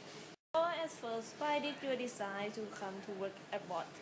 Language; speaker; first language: English; non-native, fluent; Thai